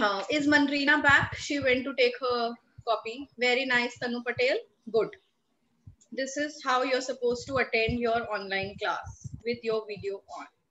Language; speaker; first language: English; non-native, local second language; Hindi